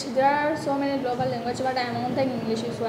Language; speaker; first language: English; non-native, learner; Bangla